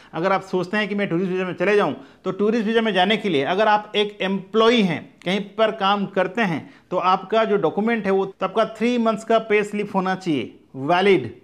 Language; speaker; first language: Hindi; native; Hindi